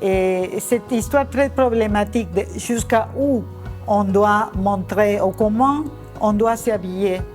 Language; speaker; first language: French; non-native, fluent; Spanish